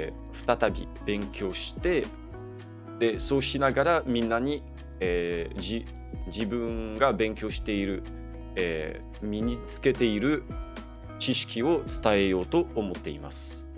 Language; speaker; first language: Japanese; non-native, learner; French